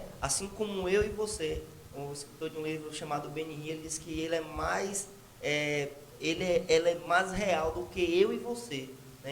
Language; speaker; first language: Portuguese; native; Portuguese